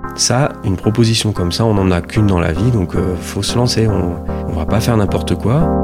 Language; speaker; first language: French; native; French